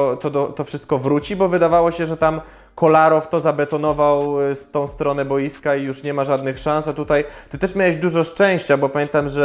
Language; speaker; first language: Polish; native; Polish